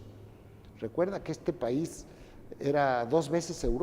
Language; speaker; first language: Spanish; native; Spanish